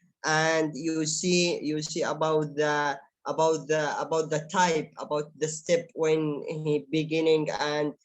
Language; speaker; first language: English; non-native, learner; Arabic